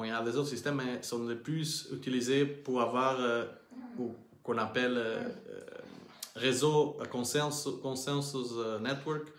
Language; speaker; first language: French; non-native, learner; Portuguese